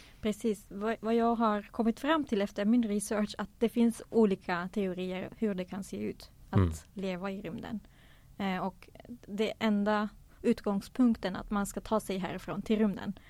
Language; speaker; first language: Swedish; native; Swedish